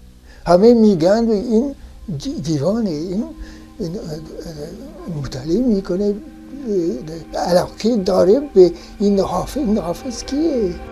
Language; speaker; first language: Persian; non-native, fluent; French